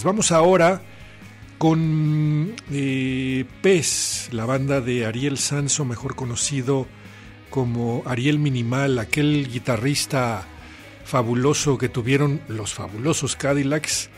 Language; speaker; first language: Spanish; native; Spanish